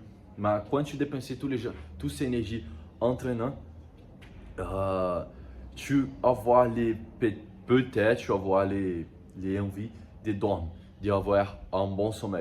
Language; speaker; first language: French; non-native, learner; Portuguese